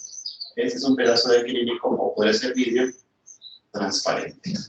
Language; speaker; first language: Spanish; native; Spanish